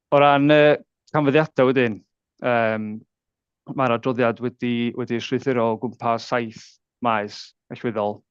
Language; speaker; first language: Welsh; native; Welsh